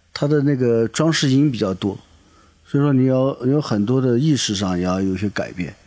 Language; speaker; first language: Chinese; native; Chinese